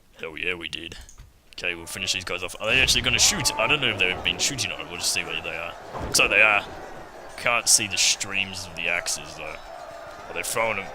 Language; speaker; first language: English; native; English